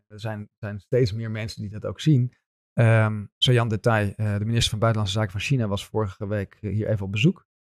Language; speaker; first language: Dutch; native; Dutch